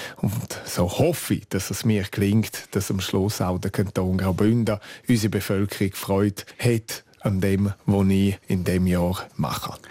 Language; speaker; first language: German; non-native, local second language; Romansh